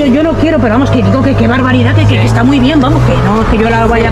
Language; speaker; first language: Spanish; native; Spanish